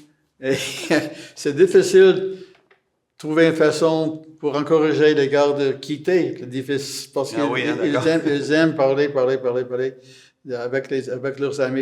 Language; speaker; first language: French; non-native, fluent; English